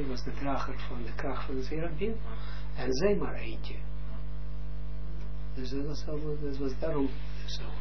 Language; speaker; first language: Dutch; non-native, fluent; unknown